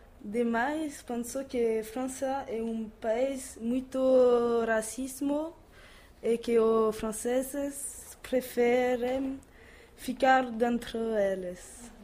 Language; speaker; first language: Portuguese; non-native, learner; French